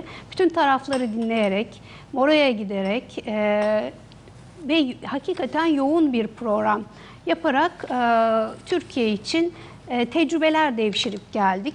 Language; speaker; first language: Turkish; native; Turkish